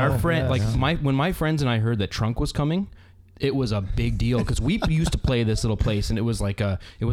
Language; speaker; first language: English; native; English